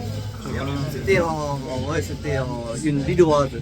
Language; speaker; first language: French; non-native, learner; Japanese